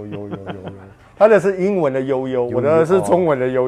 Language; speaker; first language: Chinese; native; Chinese